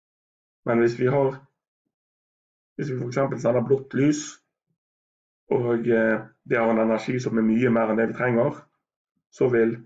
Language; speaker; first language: Norwegian; native; Norwegian